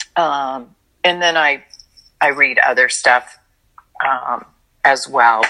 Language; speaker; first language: English; native; English